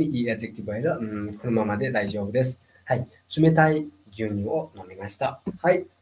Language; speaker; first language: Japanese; non-native, fluent; Nepali